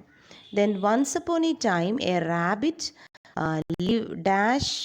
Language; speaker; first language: English; non-native, local second language; Malayalam